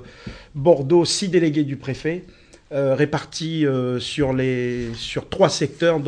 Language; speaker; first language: French; native; French